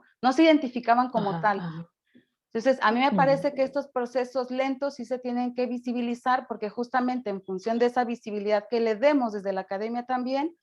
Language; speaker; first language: Spanish; native; Spanish